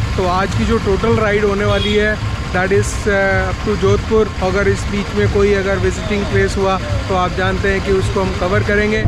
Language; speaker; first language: Hindi; native; Hindi